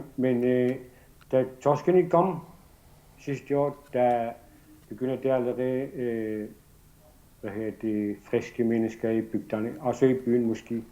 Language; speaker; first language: Danish; non-native, local second language; Kalaallisut